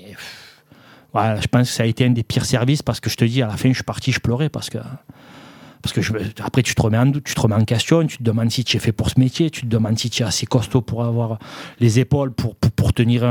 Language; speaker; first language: French; native; French